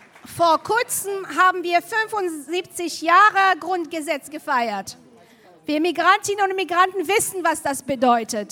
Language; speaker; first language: German; non-native, fluent; Arabic